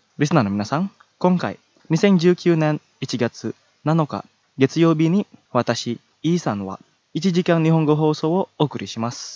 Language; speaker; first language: Japanese; non-native, fluent; Indonesian